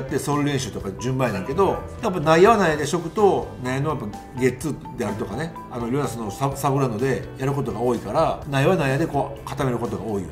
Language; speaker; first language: Japanese; native; Japanese